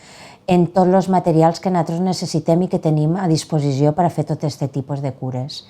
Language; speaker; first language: Catalan; native; Catalan